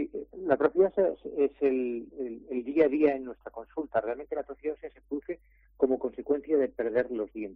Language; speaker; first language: Spanish; native; Spanish